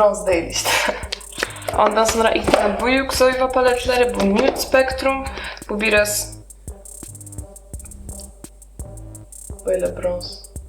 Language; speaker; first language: Turkish; non-native, learner; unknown